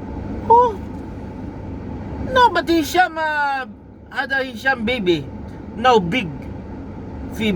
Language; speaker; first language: English; non-native, local second language; Arabic